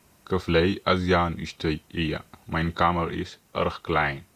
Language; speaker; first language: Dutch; non-native, fluent; Tigrinya